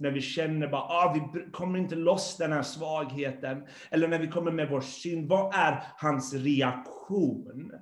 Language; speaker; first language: Swedish; non-native, fluent; English